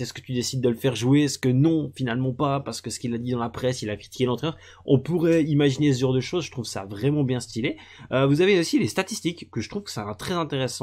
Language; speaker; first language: French; native; French